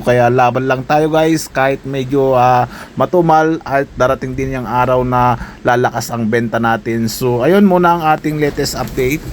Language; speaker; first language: Filipino; native; Filipino